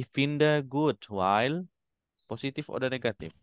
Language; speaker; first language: German; non-native, fluent; Indonesian